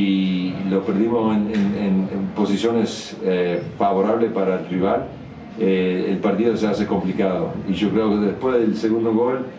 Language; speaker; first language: Spanish; early bilingual, heritage; English